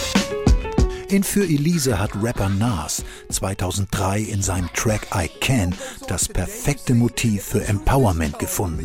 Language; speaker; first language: German; native; German